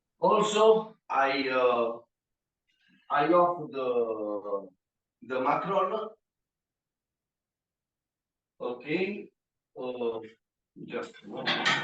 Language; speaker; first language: English; non-native, learner; Italian